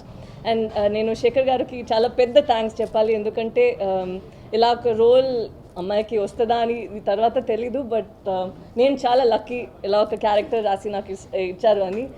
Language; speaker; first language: Telugu; non-native, local second language; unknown